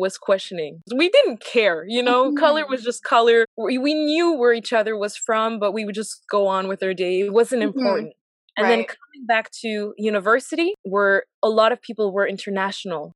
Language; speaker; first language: English; non-native, fluent; French